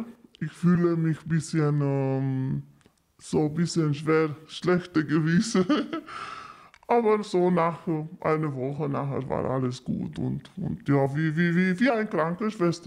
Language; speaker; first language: German; non-native, learner; Romanian